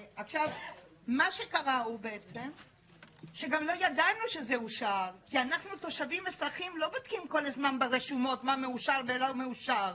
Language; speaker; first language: Hebrew; native; Hebrew